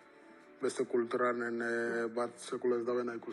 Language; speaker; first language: Basque; native; Basque